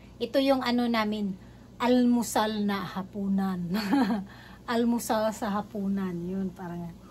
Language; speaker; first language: Filipino; non-native, local second language; Cebuano